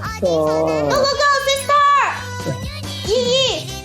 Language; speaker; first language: English; non-native, learner; Chinese